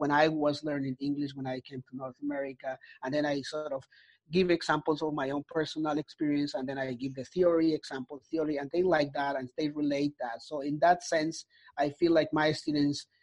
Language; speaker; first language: English; non-native, fluent; Spanish